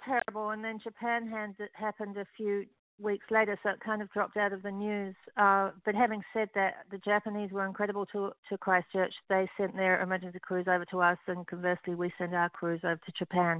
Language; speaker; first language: English; native; English